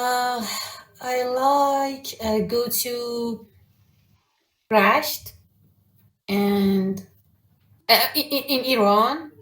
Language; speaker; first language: English; non-native, learner; Persian